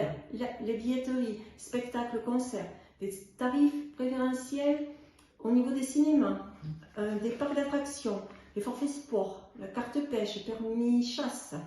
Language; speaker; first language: French; native; French